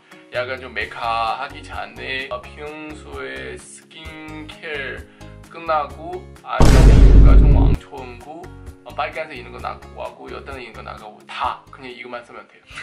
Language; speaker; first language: Korean; early bilingual, heritage; English